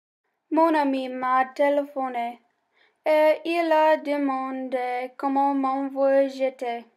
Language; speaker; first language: French; non-native, learner; English